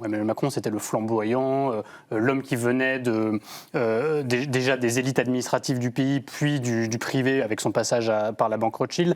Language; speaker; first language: French; native; French